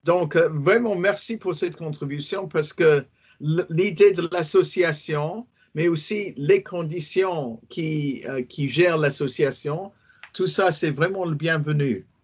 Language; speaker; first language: French; non-native, fluent; English